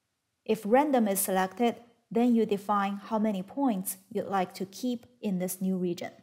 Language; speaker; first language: English; non-native, fluent; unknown